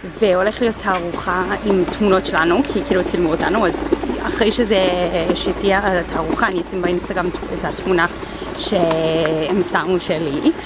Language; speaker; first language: Hebrew; non-native, fluent; English